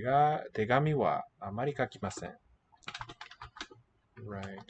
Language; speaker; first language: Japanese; non-native, learner; English